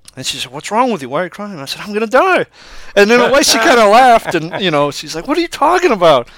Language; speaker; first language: English; early bilingual, other home language; Spanish